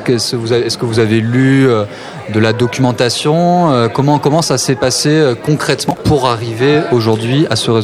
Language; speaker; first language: French; native; French